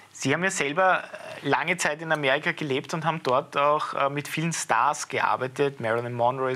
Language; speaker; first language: German; native; German